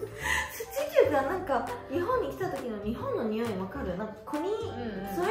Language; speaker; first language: Japanese; non-native, local second language; Chinese